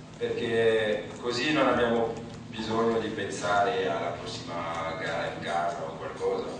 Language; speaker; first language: Italian; non-native, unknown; French